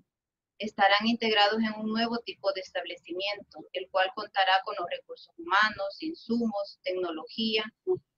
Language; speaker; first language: Spanish; native; Spanish